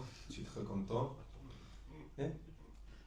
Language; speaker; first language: French; non-native, fluent; Spanish